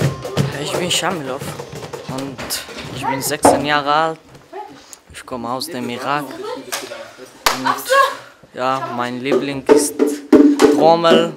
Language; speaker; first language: German; non-native, learner; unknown